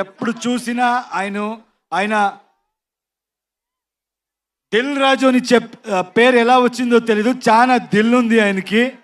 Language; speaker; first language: Telugu; non-native, local second language; Kannada